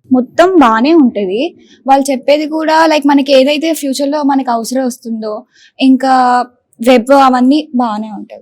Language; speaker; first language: Telugu; native; Telugu